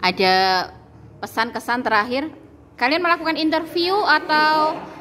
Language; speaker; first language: Indonesian; native; Indonesian